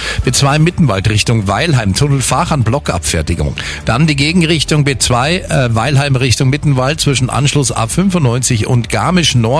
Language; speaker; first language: German; native; German